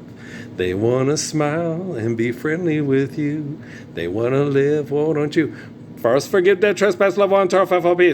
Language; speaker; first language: English; native; English